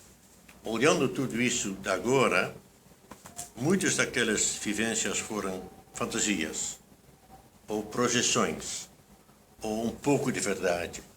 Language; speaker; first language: Portuguese; non-native, fluent; Dutch